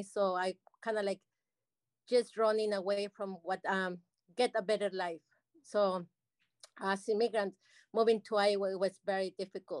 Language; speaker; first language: English; non-native, learner; Spanish